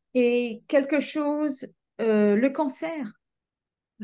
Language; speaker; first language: French; non-native, fluent; English